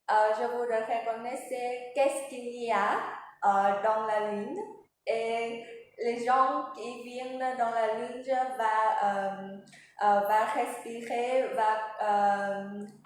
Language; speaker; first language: French; non-native, learner; Vietnamese